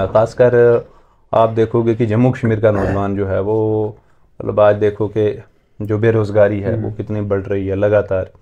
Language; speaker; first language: Hindi; native; Hindi